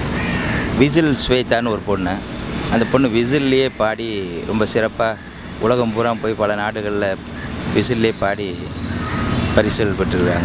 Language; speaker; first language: Tamil; native; Tamil